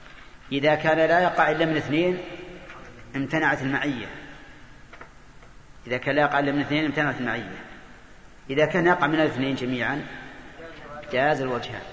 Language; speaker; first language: Arabic; native; Arabic